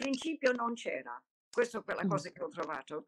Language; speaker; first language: Italian; non-native, fluent; English